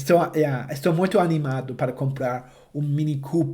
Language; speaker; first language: Portuguese; non-native, fluent; English